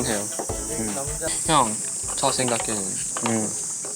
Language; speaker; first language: Korean; non-native, learner; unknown